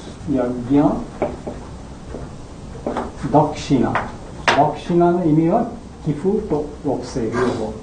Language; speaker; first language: Japanese; non-native, learner; Bangla